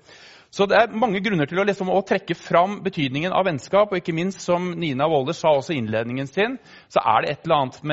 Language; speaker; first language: Norwegian; native; Norwegian